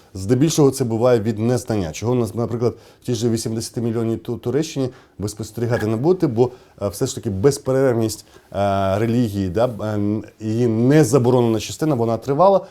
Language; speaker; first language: Ukrainian; non-native, local second language; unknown